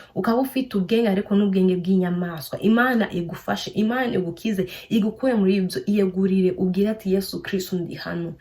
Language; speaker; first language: Kinyarwanda; native; Kinyarwanda